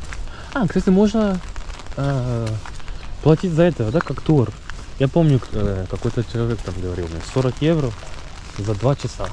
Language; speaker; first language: Russian; non-native, learner; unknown